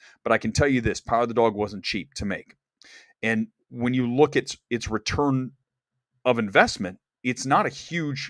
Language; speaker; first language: English; native; English